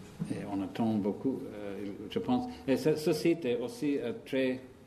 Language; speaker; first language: French; non-native, learner; English